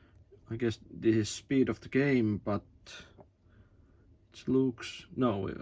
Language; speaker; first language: English; non-native, learner; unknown